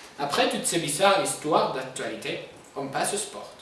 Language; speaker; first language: French; non-native, learner; Spanish